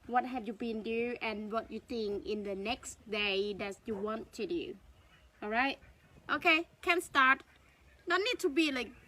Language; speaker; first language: English; non-native, learner; Northeastern Thai